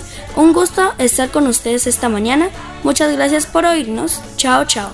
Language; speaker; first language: Spanish; native; Spanish